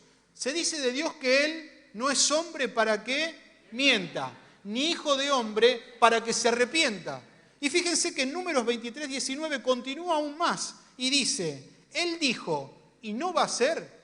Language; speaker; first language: Spanish; native; Spanish